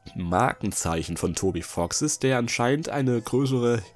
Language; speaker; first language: German; native; German